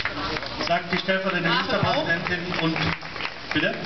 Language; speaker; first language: German; native; German